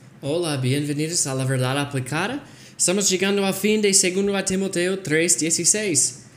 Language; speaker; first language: Spanish; non-native, fluent; English